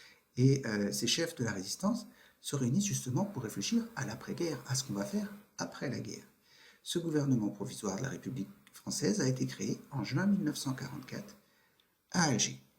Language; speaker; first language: French; native; French